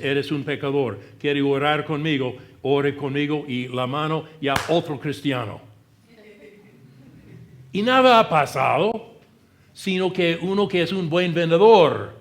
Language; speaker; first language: Spanish; non-native, fluent; English